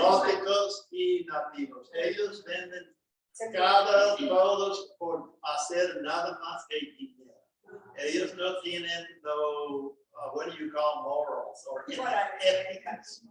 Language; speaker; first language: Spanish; non-native, learner; English